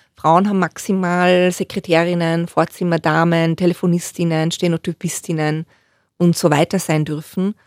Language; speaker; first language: German; native; German